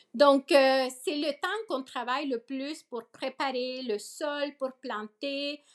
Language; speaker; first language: French; early bilingual, other home language; Spanish